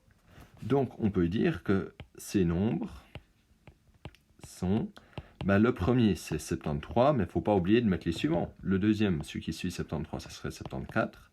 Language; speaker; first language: French; native; French